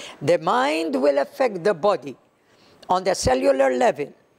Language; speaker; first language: English; non-native, local second language; Maltese